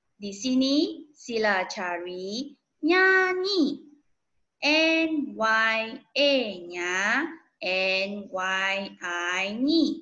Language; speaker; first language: Malay; non-native, local second language; Chinese